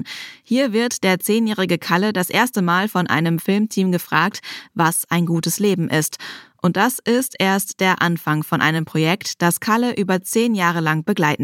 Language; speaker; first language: German; native; German